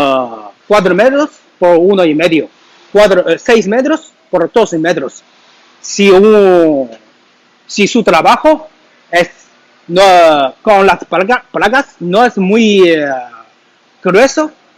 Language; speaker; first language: Spanish; non-native, learner; Chinese